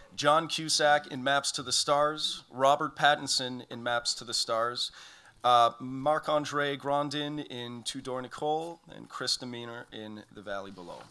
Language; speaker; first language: English; native; English